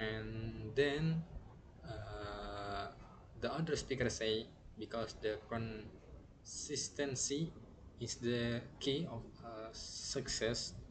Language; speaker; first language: English; non-native, learner; Indonesian